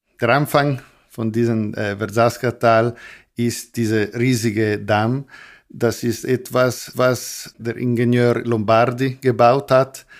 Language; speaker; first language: German; non-native, local second language; Italian